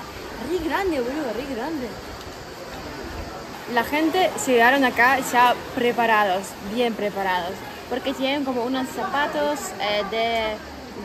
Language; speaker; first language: Spanish; non-native, fluent; Ukrainian